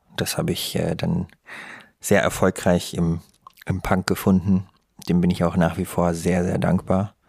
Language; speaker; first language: German; early bilingual, other home language; Russian